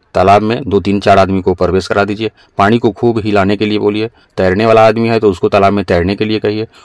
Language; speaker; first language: Hindi; native; Hindi